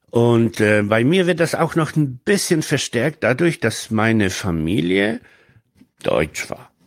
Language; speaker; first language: German; non-native, fluent; Polish